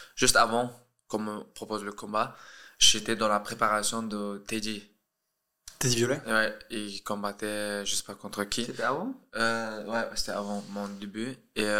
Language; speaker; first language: French; early bilingual, other home language; Russian